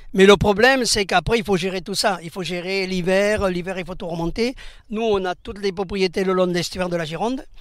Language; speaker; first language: French; early bilingual, other home language; Spanish